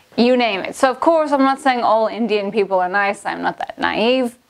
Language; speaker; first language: English; native; English